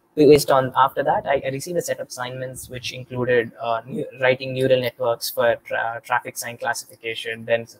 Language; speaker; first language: English; non-native, local second language; Telugu